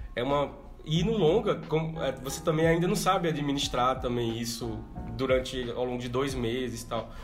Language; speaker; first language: Portuguese; native; Portuguese